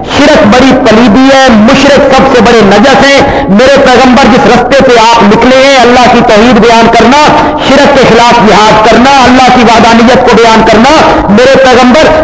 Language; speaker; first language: Urdu; non-native, local second language; Punjabi